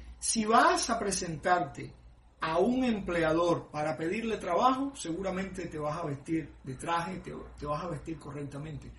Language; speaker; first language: Spanish; native; Spanish